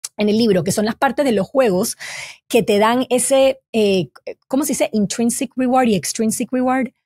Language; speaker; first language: Spanish; native; Spanish